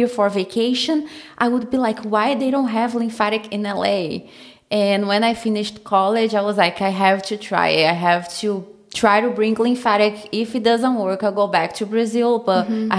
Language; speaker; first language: English; non-native, fluent; Portuguese